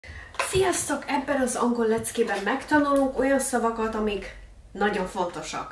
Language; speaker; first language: Hungarian; early bilingual, heritage; Hungarian